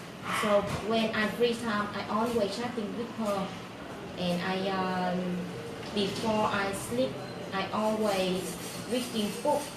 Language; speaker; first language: English; non-native, learner; Vietnamese